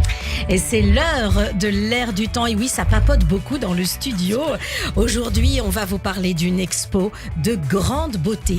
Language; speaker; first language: French; native; French